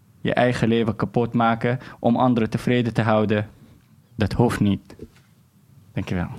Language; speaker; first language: Dutch; non-native, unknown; Arabic